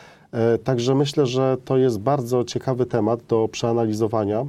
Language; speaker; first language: Polish; native; Polish